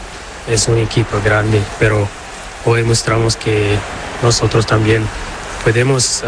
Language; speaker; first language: Spanish; non-native, learner; Portuguese